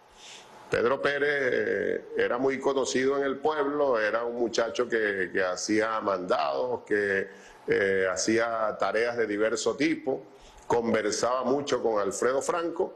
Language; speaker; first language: Spanish; native; Spanish